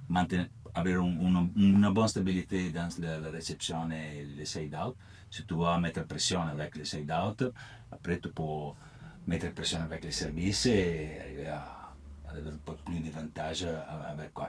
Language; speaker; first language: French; non-native, learner; Italian